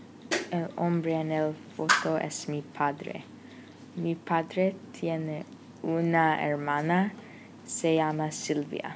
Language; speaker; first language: Spanish; non-native, learner; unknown